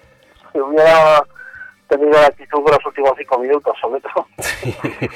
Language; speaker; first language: Spanish; native; Spanish